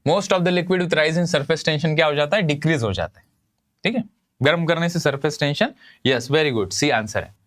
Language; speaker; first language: Hindi; non-native, local second language; Marathi